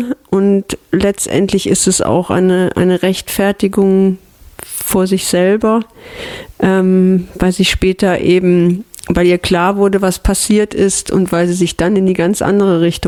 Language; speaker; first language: German; native; German